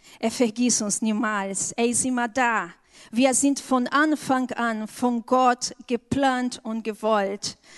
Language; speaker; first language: German; non-native, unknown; Portuguese